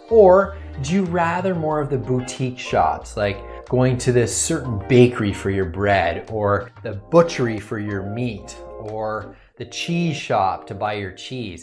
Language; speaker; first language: English; native; English